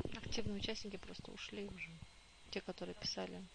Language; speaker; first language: Russian; non-native, local second language; Kazakh